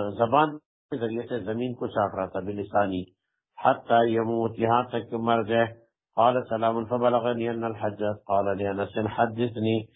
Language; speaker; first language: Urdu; non-native, local second language; Pashto